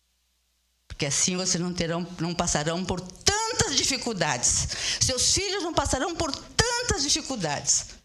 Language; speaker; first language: Portuguese; early bilingual, other home language; Spanish